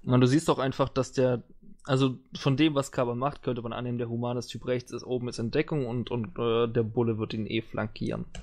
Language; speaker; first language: German; native; German